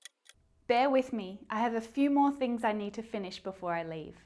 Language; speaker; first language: English; native; English